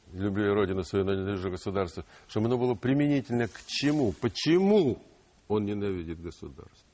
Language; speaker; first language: Russian; non-native, local second language; Ukrainian